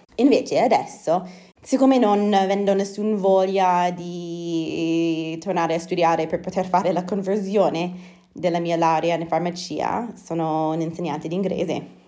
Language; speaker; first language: Italian; non-native, fluent; English